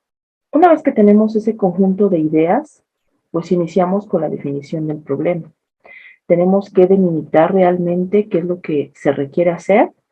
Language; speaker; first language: Spanish; native; Spanish